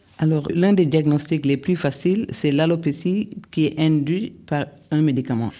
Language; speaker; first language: French; non-native, local second language; Wolof